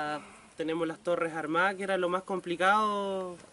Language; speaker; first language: Spanish; native; Spanish